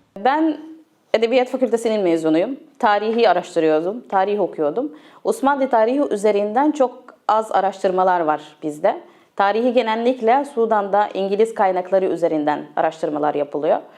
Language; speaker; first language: Turkish; non-native, fluent; Arabic